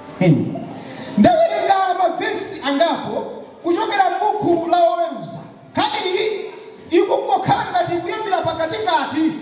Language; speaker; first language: Nyanja; native; Nyanja